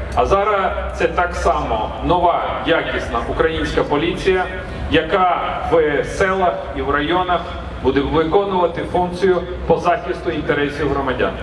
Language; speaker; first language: Ukrainian; native; Ukrainian